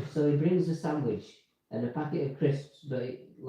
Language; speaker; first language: English; native; English